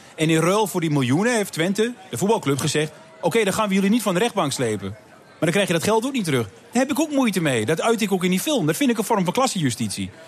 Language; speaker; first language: Dutch; native; Dutch